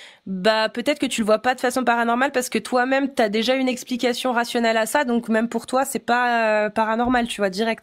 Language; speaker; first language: French; native; French